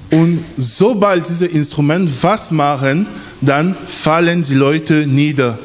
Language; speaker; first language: German; non-native, fluent; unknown